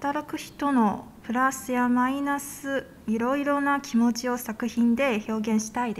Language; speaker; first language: Japanese; non-native, fluent; Chinese